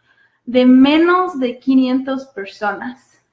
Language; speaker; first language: Spanish; non-native, fluent; English